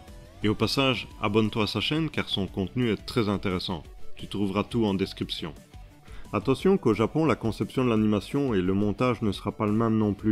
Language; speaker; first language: French; native; French